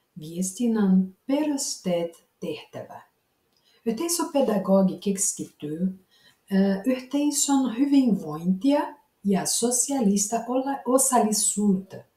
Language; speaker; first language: Finnish; non-native, learner; Portuguese